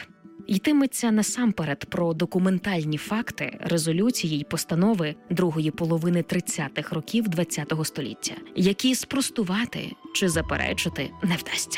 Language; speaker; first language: Ukrainian; native; Ukrainian